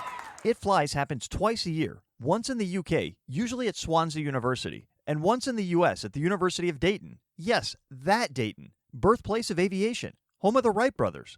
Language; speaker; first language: English; native; English